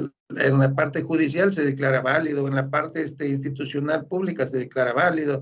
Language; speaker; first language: Spanish; native; Spanish